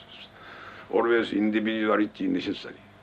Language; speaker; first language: English; non-native, learner; Japanese